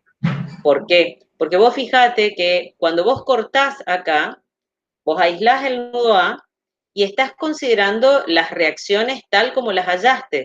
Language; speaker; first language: Spanish; native; Spanish